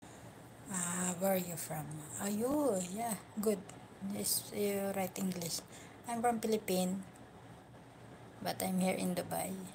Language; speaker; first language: English; non-native, learner; Filipino